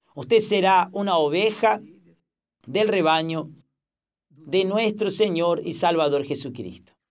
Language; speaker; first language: Spanish; non-native, fluent; Portuguese